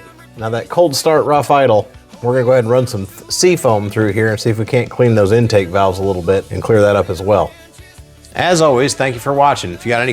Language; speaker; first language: English; native; English